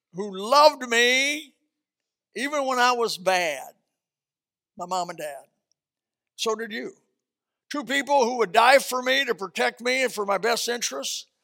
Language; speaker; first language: English; early bilingual, other home language; Swedish